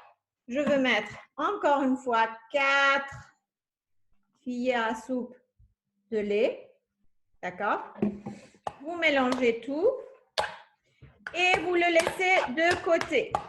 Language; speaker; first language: French; non-native, fluent; Spanish